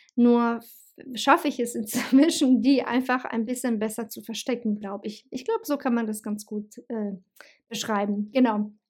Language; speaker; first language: German; early bilingual, other home language; Bosnian